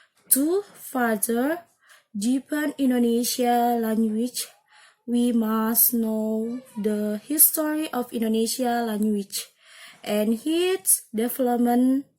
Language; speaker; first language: English; non-native, learner; Indonesian